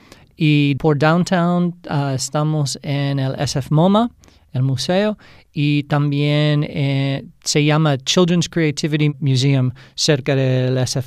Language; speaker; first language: Spanish; non-native, fluent; English